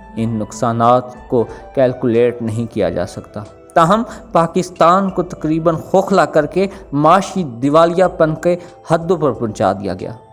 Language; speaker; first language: Urdu; non-native, local second language; Pashto